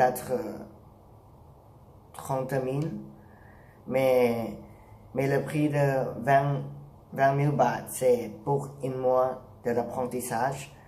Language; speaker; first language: French; non-native, learner; Thai